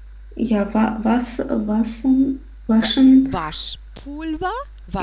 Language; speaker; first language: German; non-native, learner; Russian